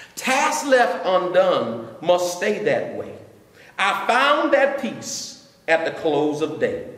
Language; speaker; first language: English; native; English